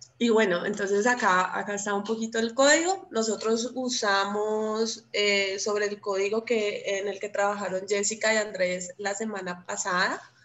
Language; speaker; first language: Spanish; native; Spanish